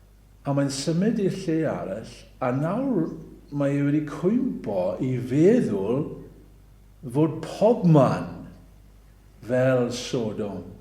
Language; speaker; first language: Welsh; native; Welsh